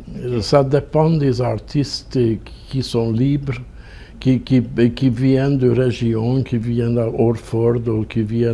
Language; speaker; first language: French; non-native, fluent; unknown